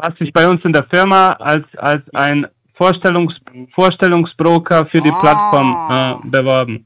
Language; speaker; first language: German; non-native, fluent; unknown